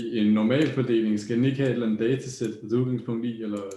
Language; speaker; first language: Danish; native; Danish